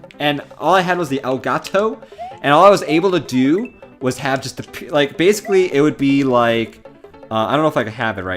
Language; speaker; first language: English; native; English